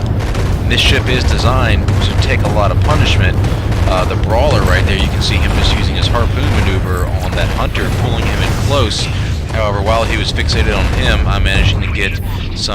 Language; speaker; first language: English; native; English